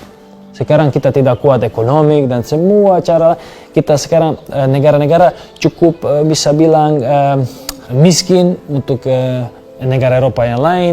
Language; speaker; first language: Indonesian; non-native, fluent; Serbian